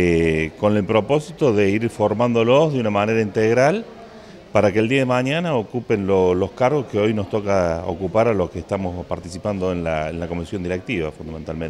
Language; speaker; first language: Spanish; native; Spanish